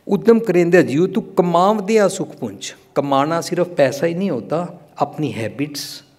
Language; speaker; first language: Hindi; non-native, local second language; Punjabi